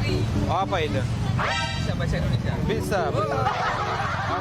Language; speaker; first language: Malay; non-native, learner; English